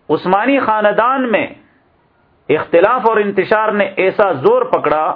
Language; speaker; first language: Urdu; native; Urdu